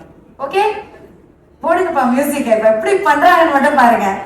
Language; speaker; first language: Tamil; native; Tamil